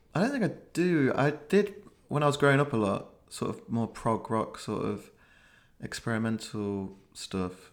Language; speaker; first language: English; native; English